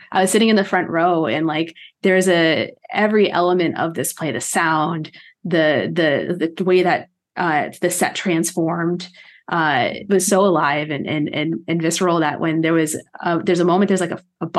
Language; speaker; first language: English; native; English